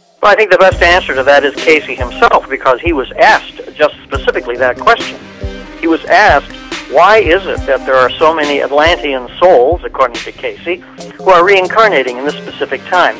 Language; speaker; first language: English; native; English